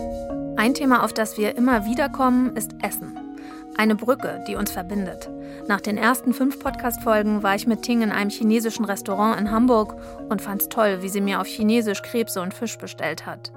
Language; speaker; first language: German; native; German